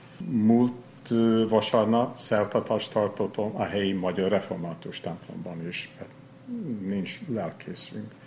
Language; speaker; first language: Hungarian; non-native, fluent; English